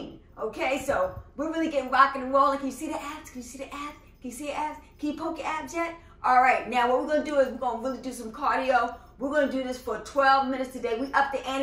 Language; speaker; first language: English; native; English